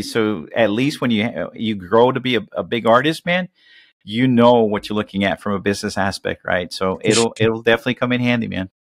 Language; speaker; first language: English; early bilingual, other home language; Spanish